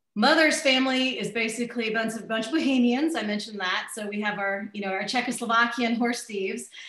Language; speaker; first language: English; native; English